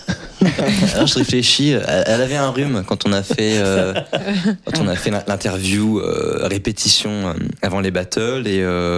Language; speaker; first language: French; native; French